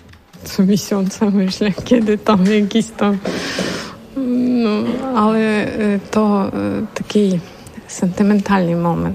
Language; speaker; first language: Polish; non-native, learner; Ukrainian